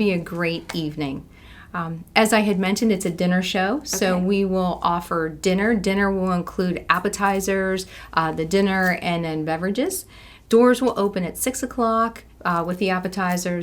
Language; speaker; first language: English; native; English